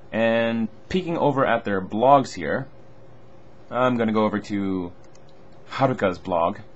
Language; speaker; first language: English; native; English